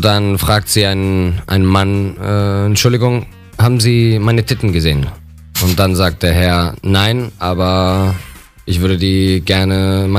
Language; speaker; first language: German; non-native, learner; Spanish